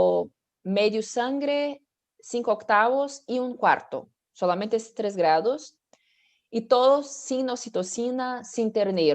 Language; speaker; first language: Spanish; non-native, fluent; Portuguese